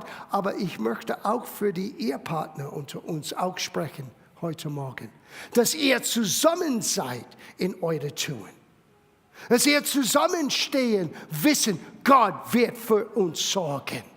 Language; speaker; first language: German; non-native, fluent; English